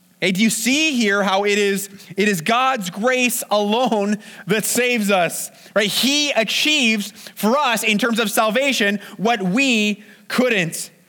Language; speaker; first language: English; native; English